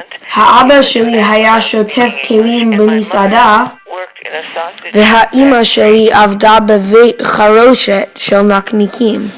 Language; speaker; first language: Hebrew; non-native, learner; English